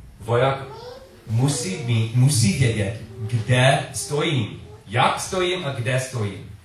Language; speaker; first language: Czech; non-native, learner; English